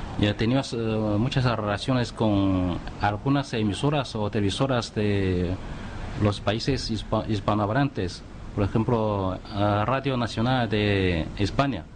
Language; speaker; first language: Spanish; non-native, fluent; Chinese